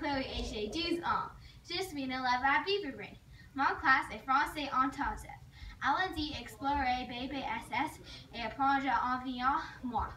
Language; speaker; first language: French; non-native, learner; English